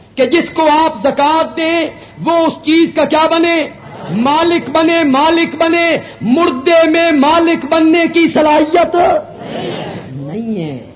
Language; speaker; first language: Urdu; non-native, local second language; Punjabi